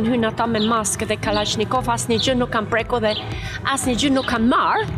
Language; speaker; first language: Albanian; non-native, learner; English